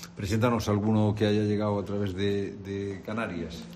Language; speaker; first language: Spanish; native; Spanish